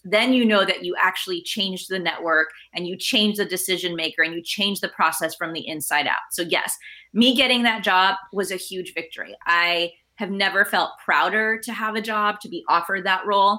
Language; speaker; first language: English; early bilingual, other home language; Spanish